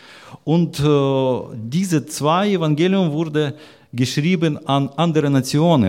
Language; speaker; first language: German; non-native, learner; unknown